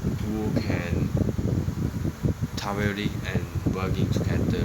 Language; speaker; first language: English; non-native, learner; Thai